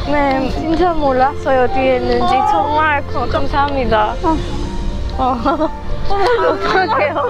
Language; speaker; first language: Korean; non-native, learner; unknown